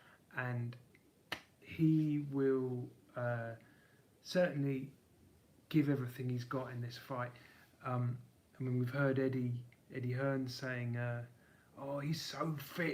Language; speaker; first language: English; native; English